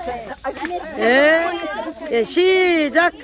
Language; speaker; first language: Korean; native; Korean